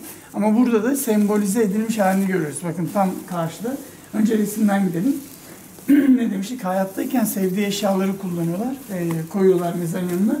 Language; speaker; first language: Turkish; native; Turkish